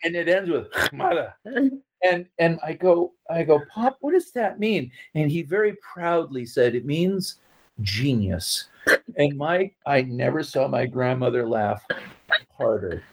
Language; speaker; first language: English; native; English